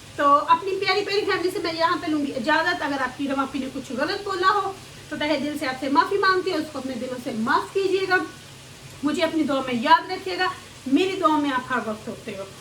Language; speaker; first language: Urdu; native; Urdu